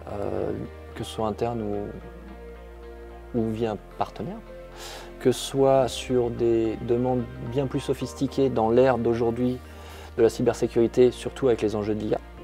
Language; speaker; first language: French; native; French